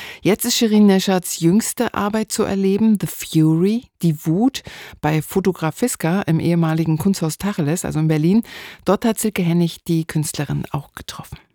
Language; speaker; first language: German; native; German